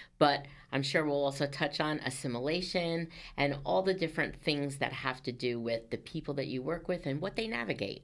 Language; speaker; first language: English; native; English